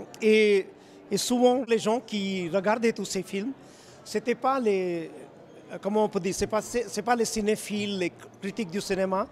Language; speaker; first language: French; non-native, fluent; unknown